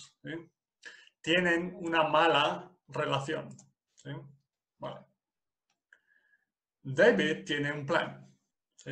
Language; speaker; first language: Spanish; non-native, fluent; English